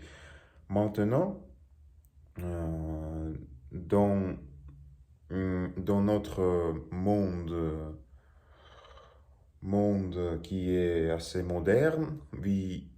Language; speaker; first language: French; non-native, learner; Russian